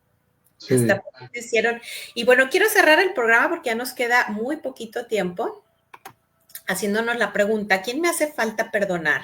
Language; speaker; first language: Spanish; native; Spanish